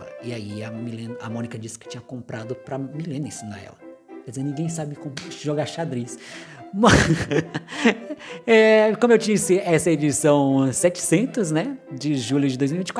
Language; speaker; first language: Portuguese; native; Portuguese